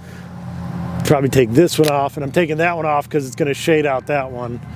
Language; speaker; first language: English; native; English